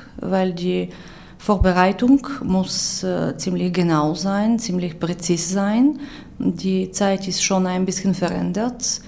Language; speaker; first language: German; non-native, fluent; Bulgarian